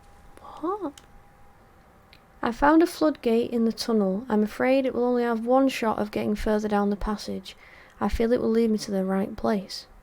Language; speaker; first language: English; native; English